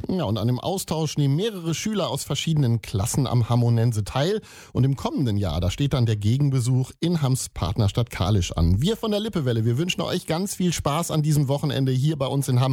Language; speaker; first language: German; native; German